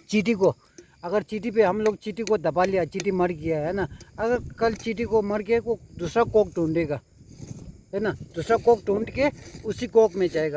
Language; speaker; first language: Hindi; non-native, local second language; Tibetan